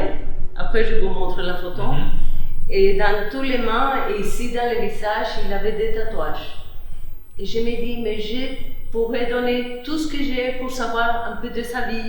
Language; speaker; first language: French; non-native, fluent; Spanish